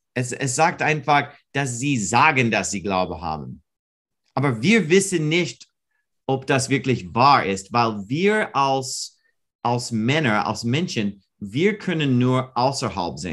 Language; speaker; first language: German; non-native, fluent; English